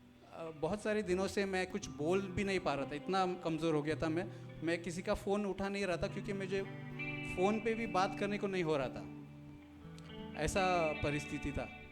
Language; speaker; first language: Hindi; non-native, local second language; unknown